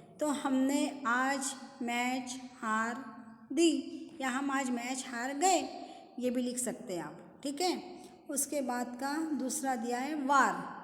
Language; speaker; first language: Hindi; non-native, local second language; Marathi